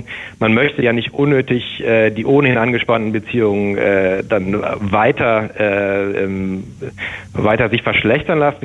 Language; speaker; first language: German; native; German